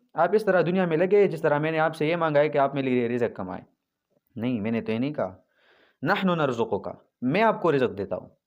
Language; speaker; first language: Urdu; non-native, local second language; Pashto